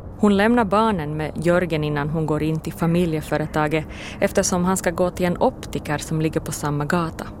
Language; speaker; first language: Swedish; native; Swedish